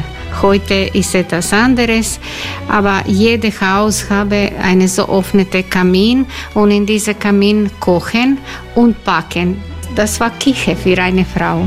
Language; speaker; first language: German; non-native, learner; Croatian